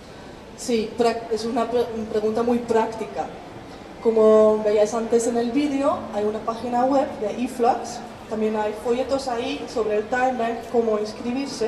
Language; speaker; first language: Spanish; non-native, fluent; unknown